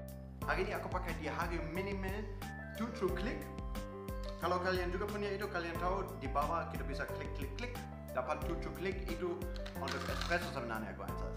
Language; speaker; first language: Indonesian; non-native, fluent; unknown